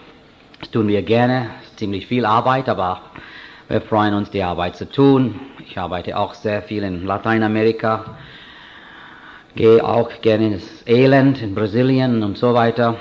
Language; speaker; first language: German; non-native, fluent; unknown